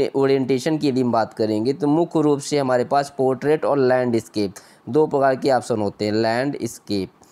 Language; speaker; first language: Hindi; native; Hindi